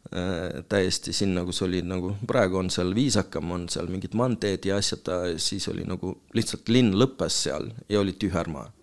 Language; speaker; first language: Estonian; non-native, local second language; Russian